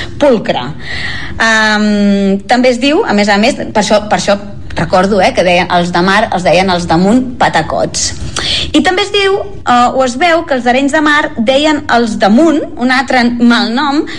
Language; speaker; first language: Catalan; native; Catalan